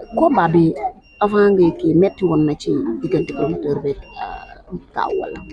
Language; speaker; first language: Wolof; native; Wolof